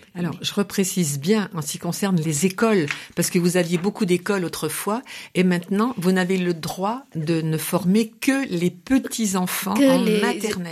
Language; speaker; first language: French; native; French